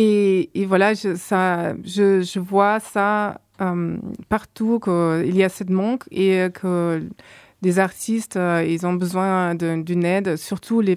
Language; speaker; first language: French; non-native, fluent; German